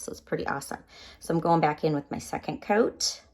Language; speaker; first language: English; native; English